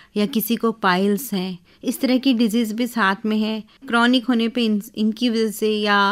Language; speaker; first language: Hindi; native; Hindi